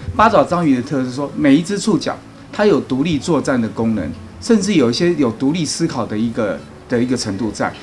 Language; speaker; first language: Chinese; native; Chinese